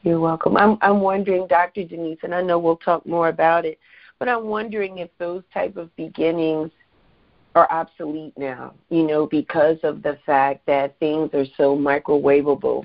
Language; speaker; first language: English; native; English